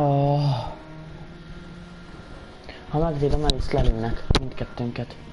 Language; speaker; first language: Hungarian; native; Hungarian